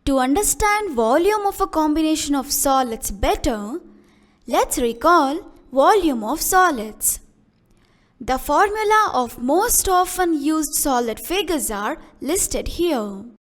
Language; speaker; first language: English; non-native, local second language; Kannada